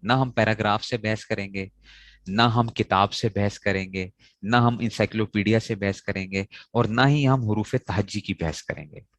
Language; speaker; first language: Urdu; non-native, local second language; Pashto